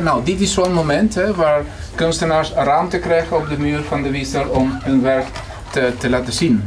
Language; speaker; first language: Dutch; non-native, fluent; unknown